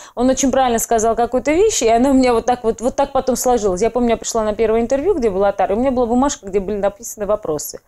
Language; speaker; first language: Russian; non-native, local second language; Georgian